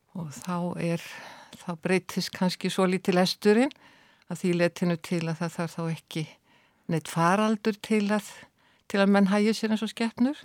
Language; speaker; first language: Icelandic; native; Icelandic